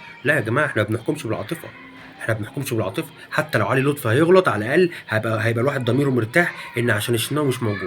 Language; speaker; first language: Arabic; native; Arabic